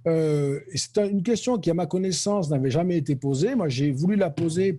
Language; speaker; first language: French; native; French